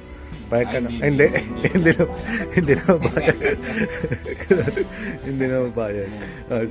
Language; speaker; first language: Filipino; non-native, learner; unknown